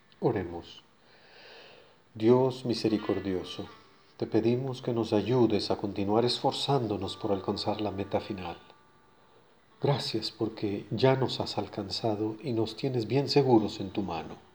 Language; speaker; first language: Spanish; native; Spanish